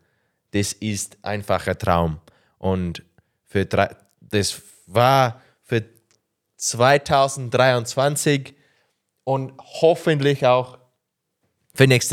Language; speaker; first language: German; non-native, learner; English